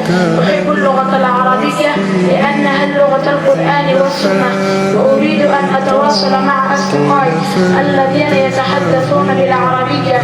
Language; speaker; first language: Arabic; non-native, learner; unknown